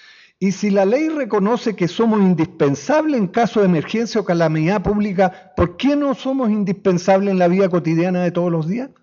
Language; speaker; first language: Spanish; native; Spanish